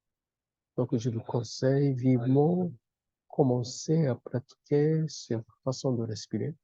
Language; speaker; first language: French; non-native, fluent; Japanese